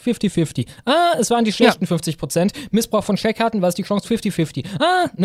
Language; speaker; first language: German; native; German